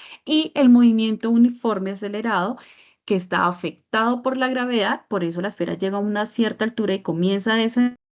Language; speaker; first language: Spanish; native; Spanish